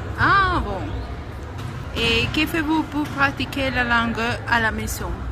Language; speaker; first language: French; non-native, fluent; Spanish